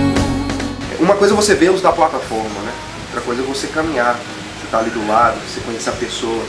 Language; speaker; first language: Portuguese; native; Portuguese